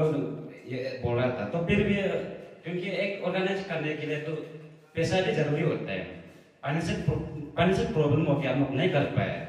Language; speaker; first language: Hindi; non-native, local second language; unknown